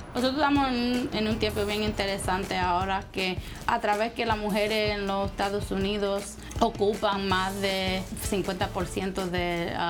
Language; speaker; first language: Spanish; early bilingual, heritage; Spanish